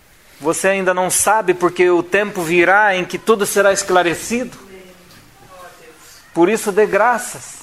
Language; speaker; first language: Portuguese; native; Portuguese